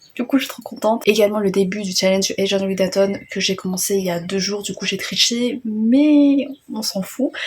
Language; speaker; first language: French; early bilingual, other home language; Vietnamese